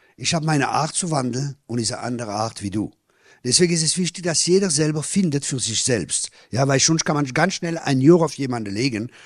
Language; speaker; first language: German; non-native, fluent; French